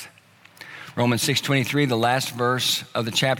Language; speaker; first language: English; native; English